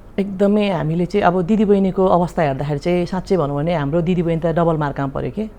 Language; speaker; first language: Nepali; early bilingual, heritage; Nepali